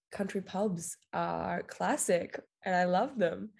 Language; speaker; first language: English; native; English